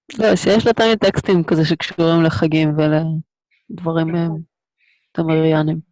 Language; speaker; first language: Hebrew; native; Hebrew